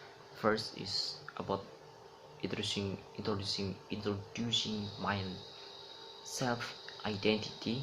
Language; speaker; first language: English; non-native, learner; Indonesian